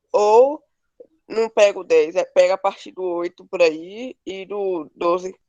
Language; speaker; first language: Portuguese; native; Portuguese